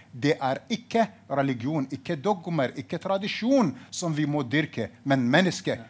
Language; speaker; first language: Norwegian; non-native, fluent; Arabic